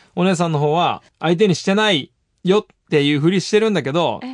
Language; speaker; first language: Japanese; native; Japanese